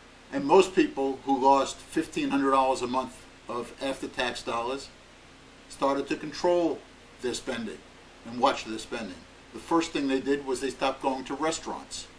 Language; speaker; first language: English; native; English